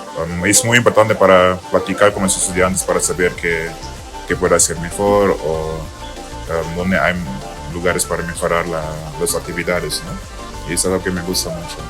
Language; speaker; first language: Spanish; non-native, learner; Dutch